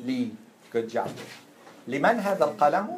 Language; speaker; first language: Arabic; non-native, fluent; English